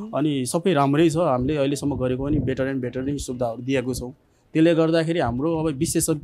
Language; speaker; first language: Nepali; non-native, local second language; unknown